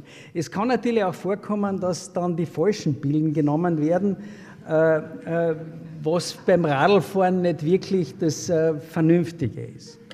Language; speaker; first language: German; native; German